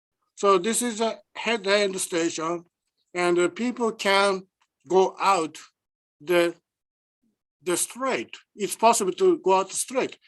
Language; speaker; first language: English; non-native, learner; Japanese